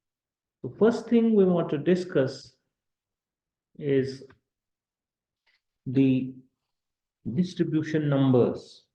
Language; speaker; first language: English; non-native, local second language; Kashmiri